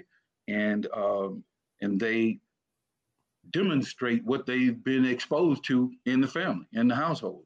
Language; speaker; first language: English; native; English